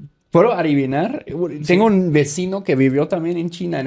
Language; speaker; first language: Spanish; native; Spanish